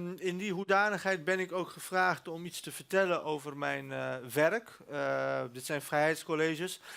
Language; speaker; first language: Dutch; early bilingual, other home language; Turkish